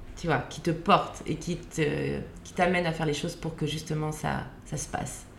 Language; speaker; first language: French; native; French